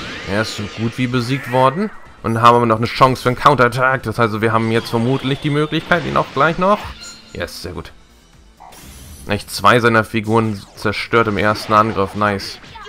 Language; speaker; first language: German; native; German